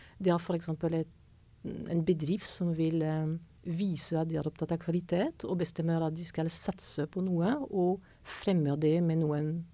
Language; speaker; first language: Norwegian; non-native, fluent; French